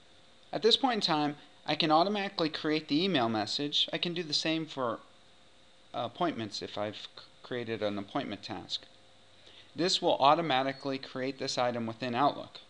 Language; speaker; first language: English; native; English